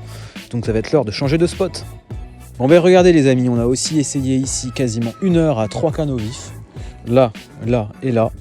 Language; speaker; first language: French; native; French